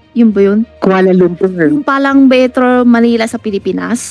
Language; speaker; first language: Filipino; non-native, learner; Chinese